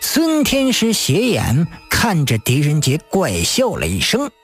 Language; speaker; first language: Chinese; native; Chinese